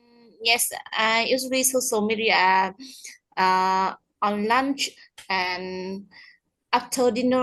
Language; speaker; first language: English; non-native, learner; Vietnamese